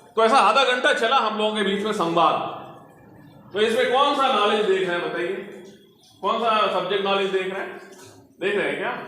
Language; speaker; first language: Hindi; non-native, local second language; Telugu